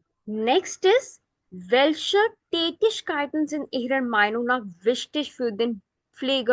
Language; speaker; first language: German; non-native, fluent; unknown